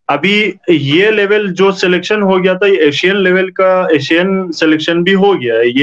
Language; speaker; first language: Hindi; native; Hindi